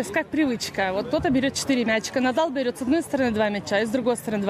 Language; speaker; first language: Russian; native; Russian